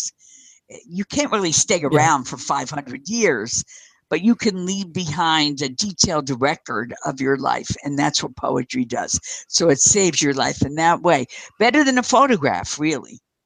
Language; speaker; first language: English; native; English